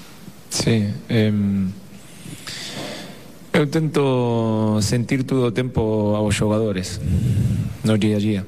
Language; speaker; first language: Portuguese; non-native, fluent; Spanish